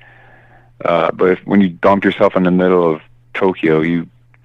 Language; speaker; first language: English; native; English